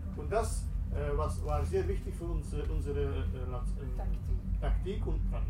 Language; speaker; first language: German; non-native, learner; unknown